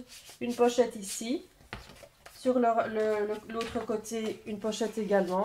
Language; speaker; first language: French; native; French